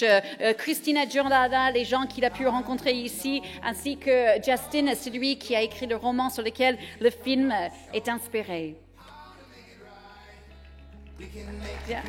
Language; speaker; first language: French; native; French